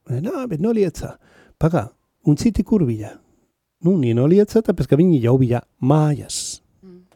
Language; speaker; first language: Latvian; non-native, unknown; Spanish